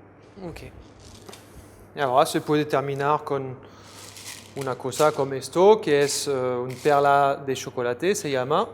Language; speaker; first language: Spanish; non-native, fluent; French